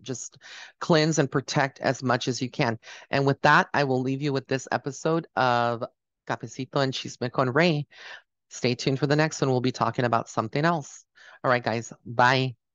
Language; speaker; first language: English; early bilingual, other home language; Spanish